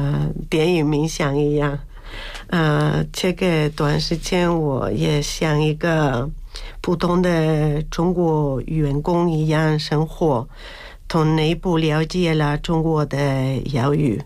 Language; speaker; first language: Chinese; non-native, learner; Spanish